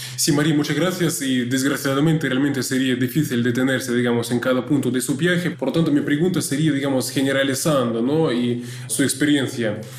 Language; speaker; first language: Spanish; non-native, fluent; Russian